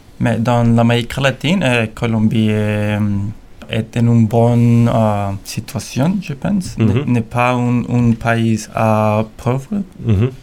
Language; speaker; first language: French; non-native, learner; Spanish